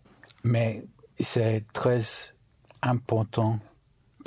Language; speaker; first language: French; non-native, learner; English